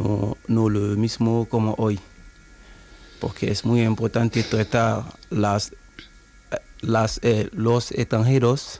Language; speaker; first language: Spanish; non-native, learner; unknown